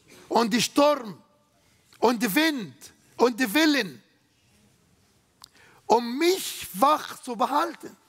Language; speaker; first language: German; non-native, fluent; Arabic